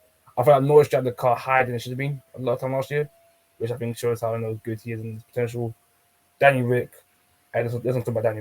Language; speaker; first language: English; native; English